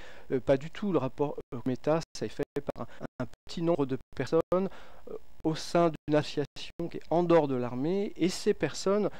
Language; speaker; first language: French; native; French